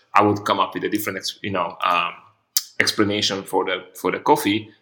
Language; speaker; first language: English; non-native, fluent; Hungarian